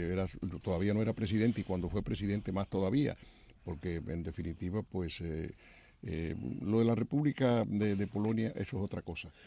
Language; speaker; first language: Spanish; native; Spanish